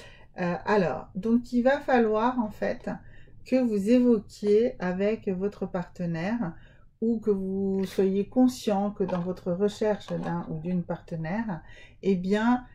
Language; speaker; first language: French; native; French